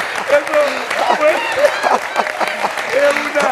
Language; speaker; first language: Spanish; native; Spanish